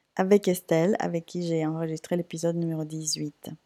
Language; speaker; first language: French; non-native, fluent; Spanish